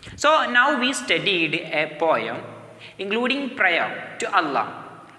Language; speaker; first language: English; non-native, local second language; Malayalam